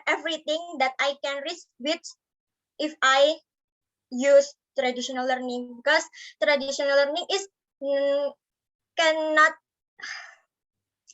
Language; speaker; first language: English; non-native, learner; Indonesian